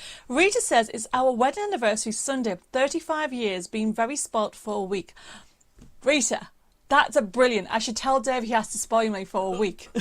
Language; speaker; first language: English; native; English